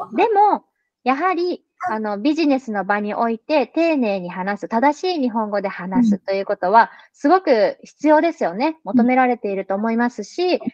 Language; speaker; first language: Japanese; native; Japanese